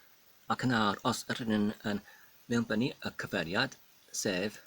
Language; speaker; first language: Welsh; non-native, learner; Polish